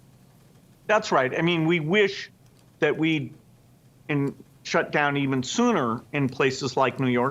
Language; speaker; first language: English; native; English